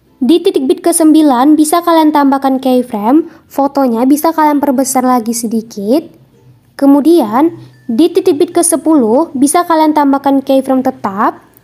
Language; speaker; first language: Indonesian; non-native, local second language; Minangkabau